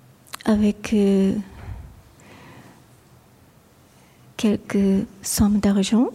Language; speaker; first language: French; non-native, fluent; Japanese